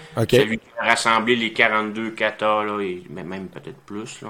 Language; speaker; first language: French; native; French